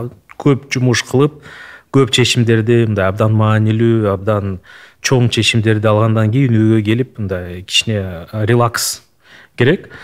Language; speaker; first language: Kyrgyz; non-native, local second language; Russian